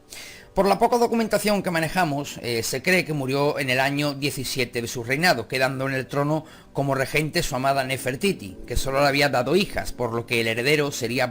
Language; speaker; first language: Spanish; native; Spanish